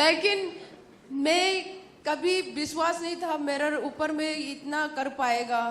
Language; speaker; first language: Hindi; non-native, local second language; Manipuri